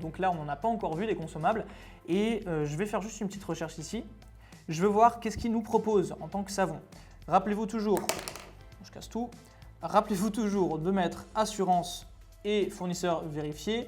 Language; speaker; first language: French; native; French